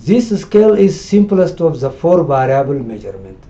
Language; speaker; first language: English; non-native, local second language; Amharic